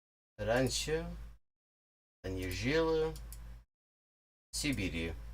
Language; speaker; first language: Russian; non-native, learner; English